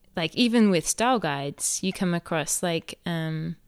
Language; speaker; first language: English; native; English